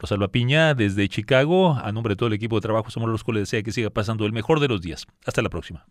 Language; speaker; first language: Spanish; native; Spanish